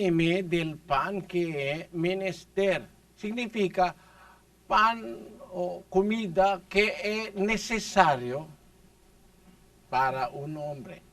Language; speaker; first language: Spanish; non-native, learner; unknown